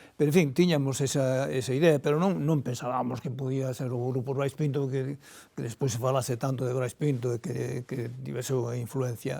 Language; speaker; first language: Galician; native; Galician